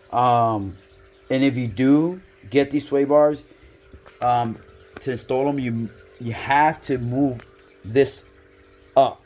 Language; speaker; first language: English; native; English